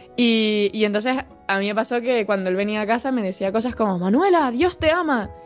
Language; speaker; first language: Spanish; native; Spanish